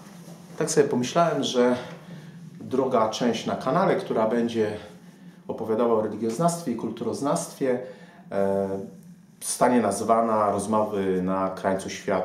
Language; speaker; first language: Polish; native; Polish